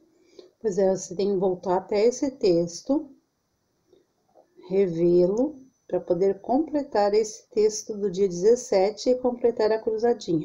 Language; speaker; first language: Portuguese; native; Portuguese